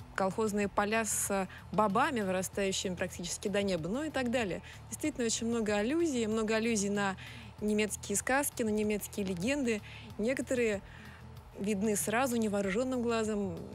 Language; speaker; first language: Russian; native; Russian